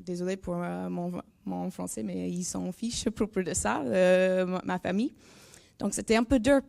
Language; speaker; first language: French; non-native, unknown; English